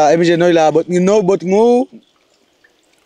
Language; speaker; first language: Vietnamese; non-native, learner; Portuguese